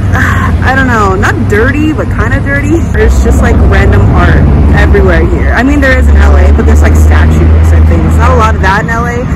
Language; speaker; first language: English; native; English